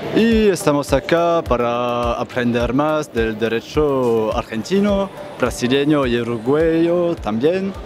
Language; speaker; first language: Spanish; non-native, learner; French